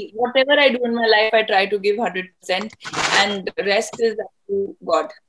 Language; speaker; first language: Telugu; non-native, fluent; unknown